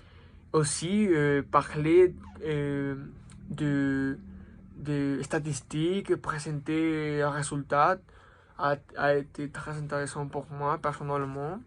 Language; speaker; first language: French; non-native, learner; Spanish